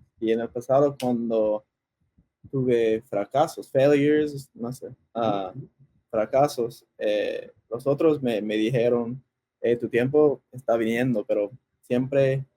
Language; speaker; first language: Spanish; early bilingual, heritage; English